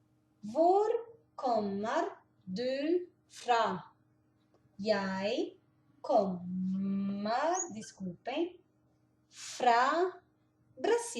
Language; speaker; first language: Norwegian; non-native, fluent; Portuguese